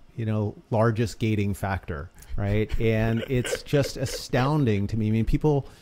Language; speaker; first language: English; native; English